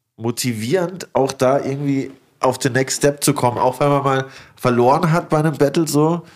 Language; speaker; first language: German; native; German